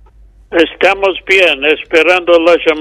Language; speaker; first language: Spanish; non-native, fluent; English